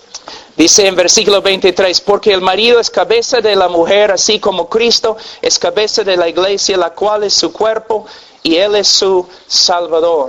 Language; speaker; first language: Spanish; non-native, fluent; English